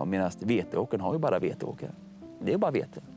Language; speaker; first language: Swedish; native; Swedish